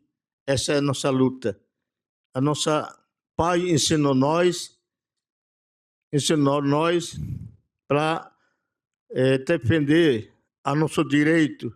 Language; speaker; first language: Portuguese; non-native, local second language; Yanomámi